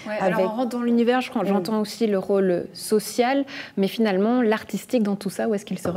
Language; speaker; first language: French; native; French